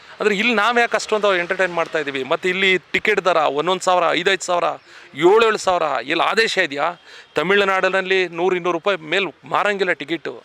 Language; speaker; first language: Kannada; native; Kannada